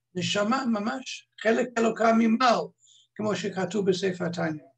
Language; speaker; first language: Hebrew; non-native, fluent; English